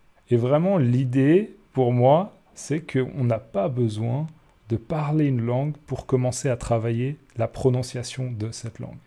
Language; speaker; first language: French; native; French